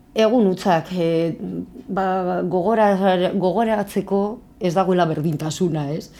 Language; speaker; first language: Basque; native; Basque